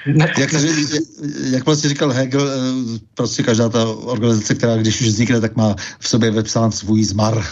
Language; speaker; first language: Czech; native; Czech